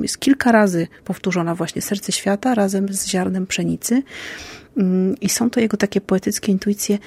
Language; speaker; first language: Polish; native; Polish